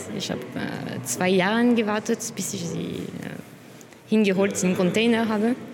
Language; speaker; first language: German; non-native, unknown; French